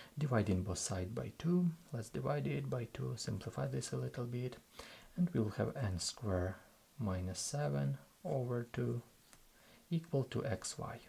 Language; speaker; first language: English; non-native, fluent; Russian